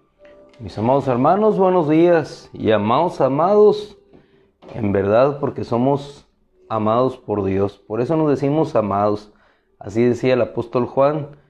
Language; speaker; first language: Spanish; native; Spanish